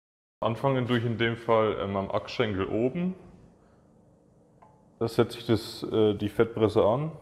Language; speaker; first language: German; native; German